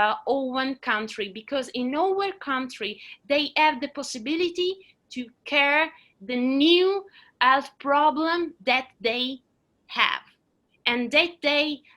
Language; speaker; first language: English; non-native, learner; Italian